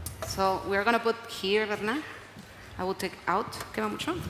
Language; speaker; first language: English; non-native, learner; Spanish